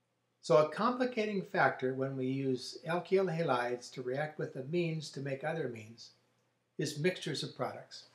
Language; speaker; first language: English; native; English